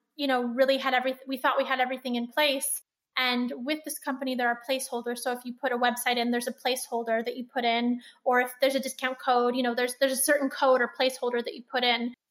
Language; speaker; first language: English; native; English